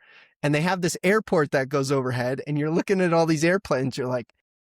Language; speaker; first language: English; native; English